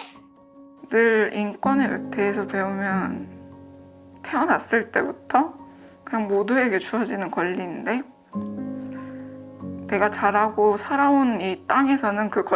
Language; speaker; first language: Korean; early bilingual, other home language; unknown